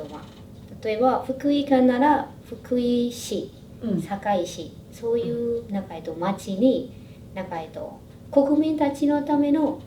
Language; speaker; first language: Japanese; non-native, fluent; Burmese